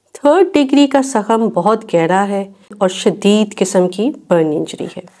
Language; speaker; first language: Urdu; native; Urdu